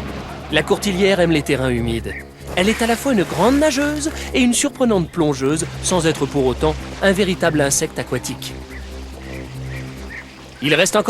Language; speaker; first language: French; native; French